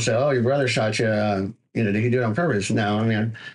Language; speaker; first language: English; native; English